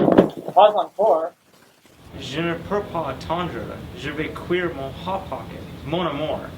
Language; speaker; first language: French; non-native, learner; English